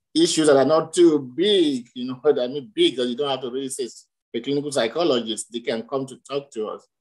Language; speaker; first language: English; non-native, local second language; Yoruba